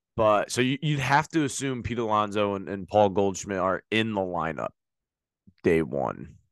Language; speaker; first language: English; native; English